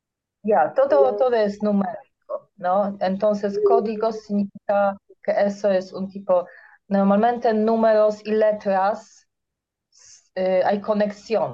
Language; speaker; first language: Spanish; non-native, learner; Polish